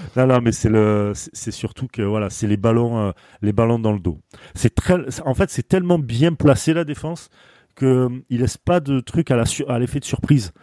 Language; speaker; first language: French; native; French